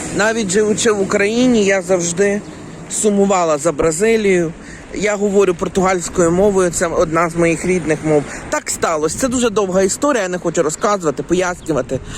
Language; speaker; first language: Ukrainian; native; Ukrainian